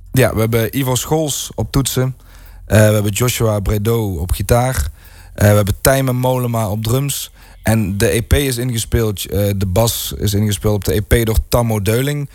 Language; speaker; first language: Dutch; native; Dutch